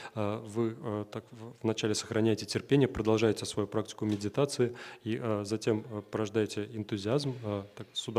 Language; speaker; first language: Russian; native; Russian